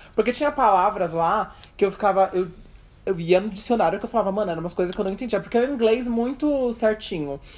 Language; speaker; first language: Portuguese; native; Portuguese